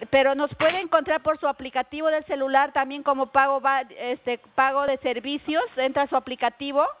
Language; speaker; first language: Spanish; native; Spanish